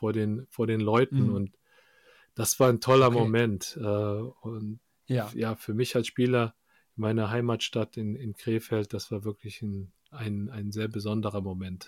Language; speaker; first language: German; early bilingual, other home language; Korean